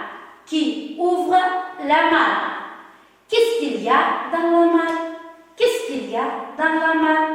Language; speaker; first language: French; non-native, fluent; Uzbek